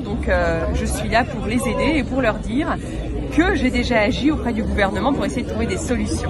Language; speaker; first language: French; native; French